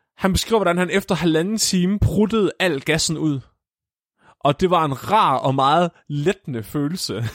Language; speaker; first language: Danish; native; Danish